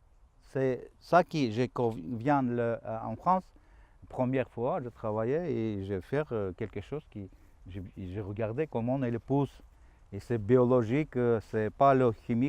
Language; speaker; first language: French; non-native, learner; Albanian